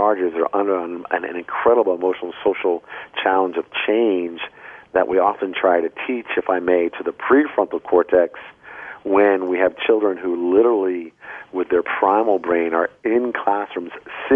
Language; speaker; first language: English; native; English